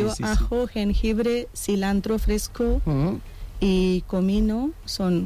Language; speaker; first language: Spanish; non-native, learner; Punjabi